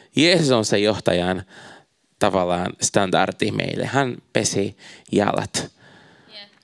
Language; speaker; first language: Finnish; non-native, fluent; Portuguese